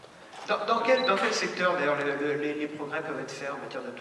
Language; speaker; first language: French; native; French